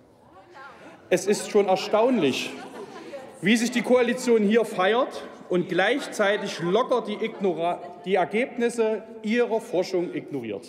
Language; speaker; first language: German; native; German